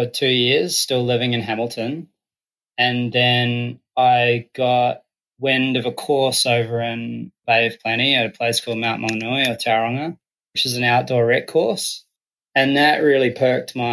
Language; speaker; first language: English; native; English